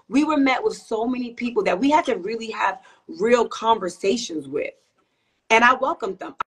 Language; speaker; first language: English; native; English